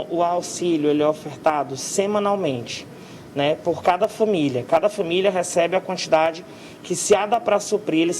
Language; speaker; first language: Portuguese; native; Portuguese